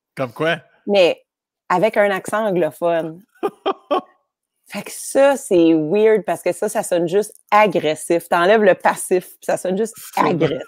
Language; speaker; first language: French; native; French